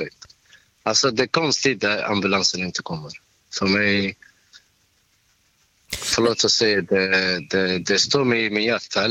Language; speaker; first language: Swedish; non-native, learner; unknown